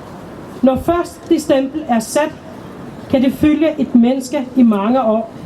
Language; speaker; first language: Danish; non-native, local second language; Kalaallisut